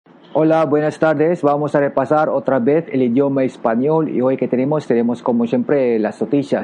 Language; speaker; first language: Spanish; non-native, learner; Filipino